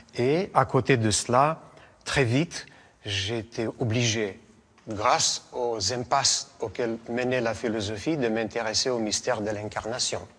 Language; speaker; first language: French; non-native, fluent; Russian